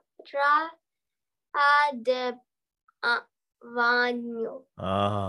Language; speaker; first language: Spanish; non-native, learner; English